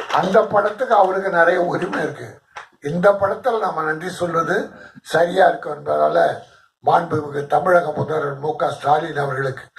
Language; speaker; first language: Tamil; native; Tamil